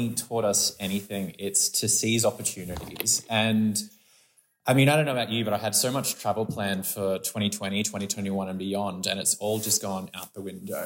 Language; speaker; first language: English; native; English